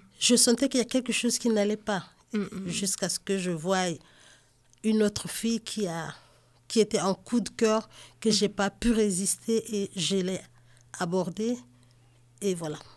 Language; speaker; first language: French; non-native, local second language; Lingala